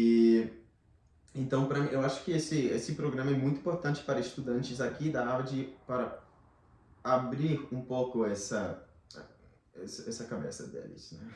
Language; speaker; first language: Portuguese; non-native, fluent; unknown